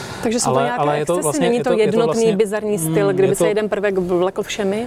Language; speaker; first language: Czech; native; Czech